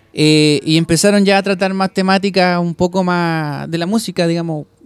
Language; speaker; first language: Spanish; native; Spanish